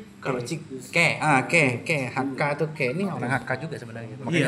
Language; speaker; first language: Indonesian; native; Indonesian